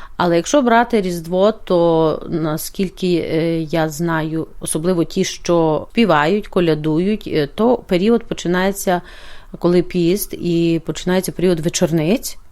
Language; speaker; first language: Ukrainian; native; Ukrainian